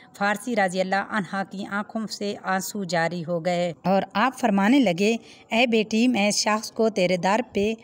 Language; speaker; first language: Hindi; native; Hindi